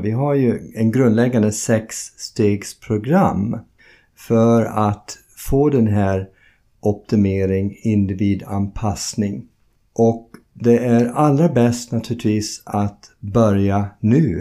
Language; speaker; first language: Swedish; non-native, fluent; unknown